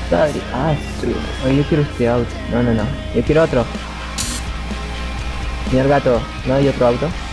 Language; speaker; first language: Spanish; native; Spanish